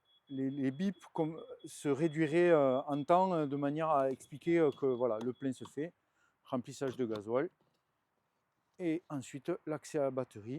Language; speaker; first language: French; native; French